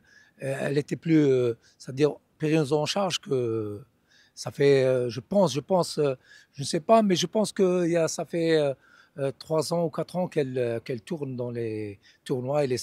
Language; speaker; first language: French; non-native, local second language; Arabic